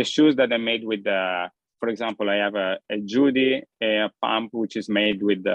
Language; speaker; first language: English; non-native, fluent; Italian